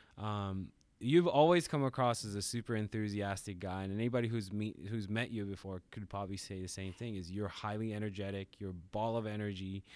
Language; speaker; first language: English; non-native, fluent; Japanese